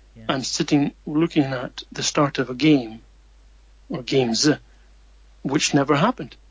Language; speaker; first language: English; native; English